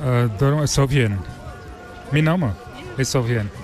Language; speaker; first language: German; non-native, learner; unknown